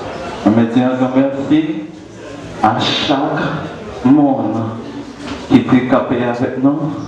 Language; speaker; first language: French; non-native, local second language; Haitian Creole